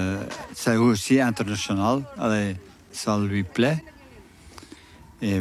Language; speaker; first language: French; non-native, local second language; Dutch